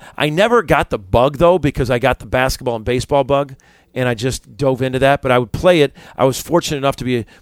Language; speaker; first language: English; native; English